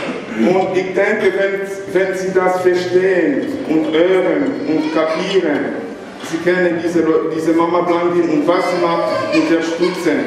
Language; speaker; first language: German; non-native, learner; Lingala